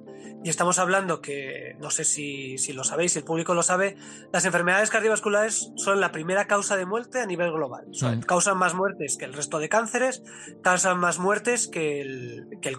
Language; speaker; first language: Spanish; native; Spanish